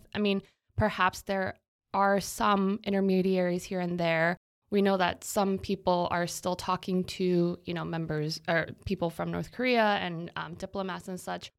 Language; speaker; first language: English; non-native, fluent; Korean